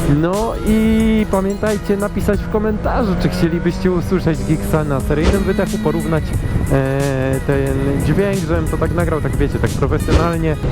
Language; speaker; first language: Polish; native; Polish